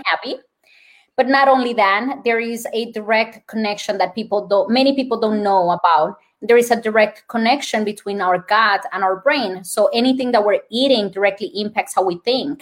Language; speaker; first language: English; non-native, fluent; Spanish